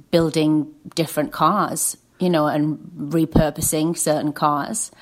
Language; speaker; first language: English; native; English